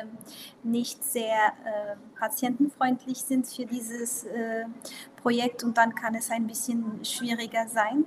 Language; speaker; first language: German; non-native, local second language; Portuguese